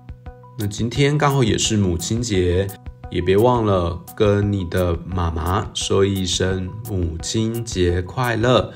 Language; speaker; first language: Chinese; native; Chinese